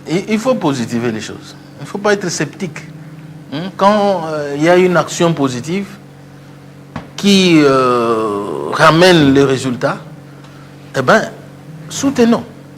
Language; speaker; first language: French; non-native, local second language; Luba-Lulua